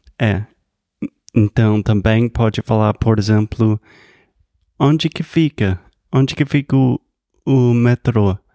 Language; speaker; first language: Portuguese; non-native, fluent; English